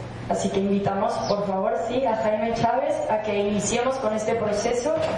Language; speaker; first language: Spanish; native; Spanish